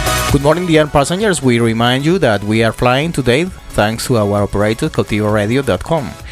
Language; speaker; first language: English; non-native, learner; Spanish